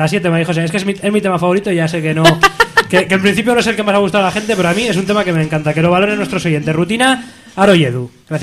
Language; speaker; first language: Spanish; native; Spanish